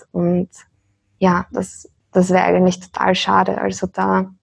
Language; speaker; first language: German; native; German